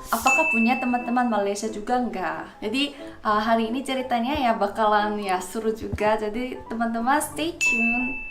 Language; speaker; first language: Indonesian; non-native, fluent; Korean